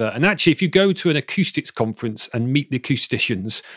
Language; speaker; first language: English; native; English